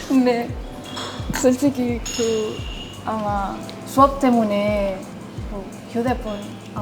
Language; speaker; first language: Korean; non-native, learner; Spanish